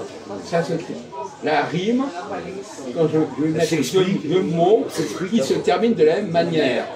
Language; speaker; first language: French; native; French